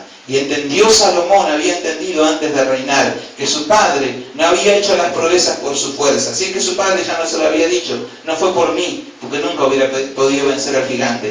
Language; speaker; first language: Spanish; native; Spanish